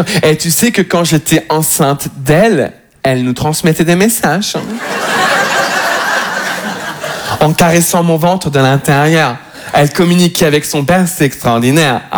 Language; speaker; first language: French; native; French